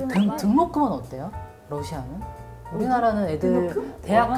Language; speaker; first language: Korean; native; Korean